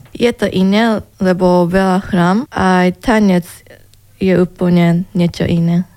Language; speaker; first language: Slovak; non-native, learner; Japanese